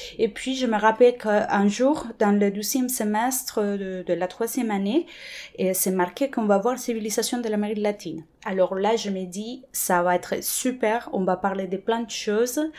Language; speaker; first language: French; non-native, fluent; Spanish